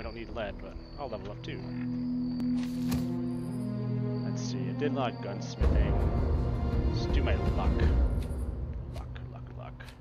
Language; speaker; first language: English; native; English